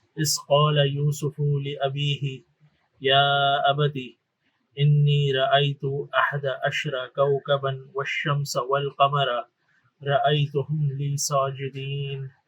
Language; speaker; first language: Urdu; native; Urdu